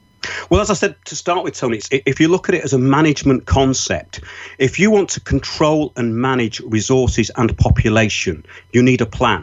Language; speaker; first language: English; native; English